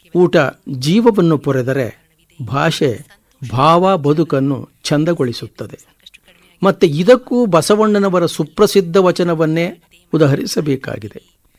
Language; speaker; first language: Kannada; native; Kannada